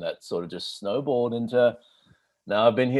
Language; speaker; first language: English; native; English